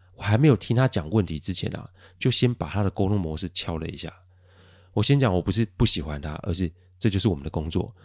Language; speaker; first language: Chinese; native; Chinese